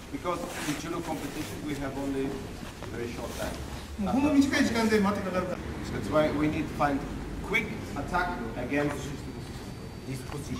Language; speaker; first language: English; non-native, learner; German